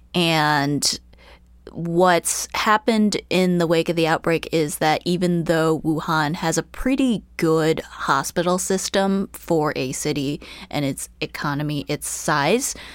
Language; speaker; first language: English; early bilingual, other home language; Chinese